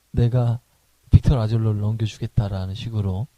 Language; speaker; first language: Korean; native; Korean